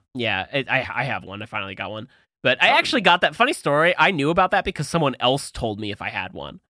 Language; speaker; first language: English; early bilingual, other home language; Italian